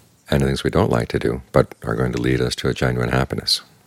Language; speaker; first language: English; native; English